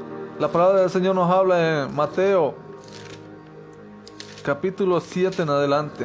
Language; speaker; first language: Spanish; native; Spanish